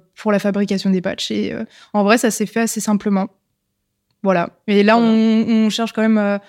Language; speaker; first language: French; native; French